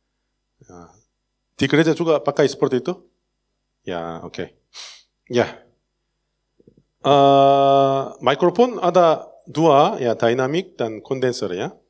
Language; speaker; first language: Indonesian; non-native, learner; Korean